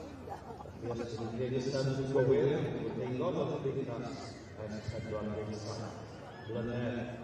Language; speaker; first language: Welsh; native; Welsh